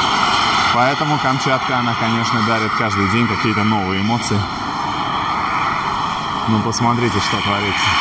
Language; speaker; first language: Russian; native; Russian